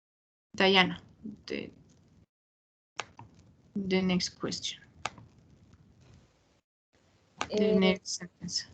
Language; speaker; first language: English; non-native, fluent; Spanish